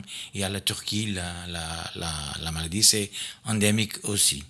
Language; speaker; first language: French; non-native, fluent; Portuguese